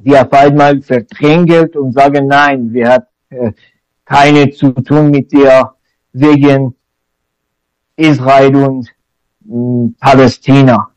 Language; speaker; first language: German; non-native, learner; Persian